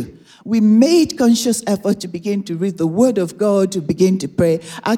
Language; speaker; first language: English; non-native, local second language; Igbo